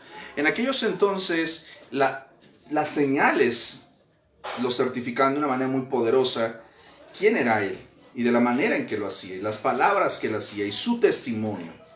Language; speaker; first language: Spanish; native; Spanish